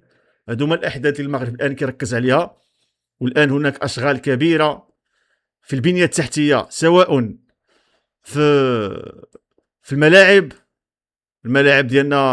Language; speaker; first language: Arabic; native; Arabic